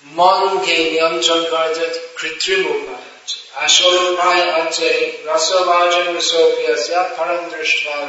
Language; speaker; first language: Bangla; non-native, fluent; English